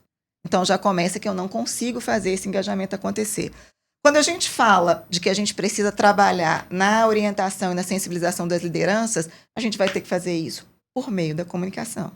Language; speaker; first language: Portuguese; native; Portuguese